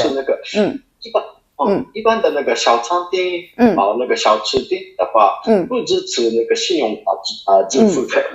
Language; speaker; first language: Chinese; non-native, fluent; Japanese